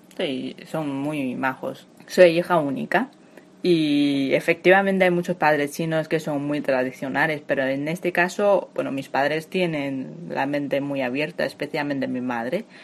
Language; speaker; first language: Spanish; non-native, fluent; Chinese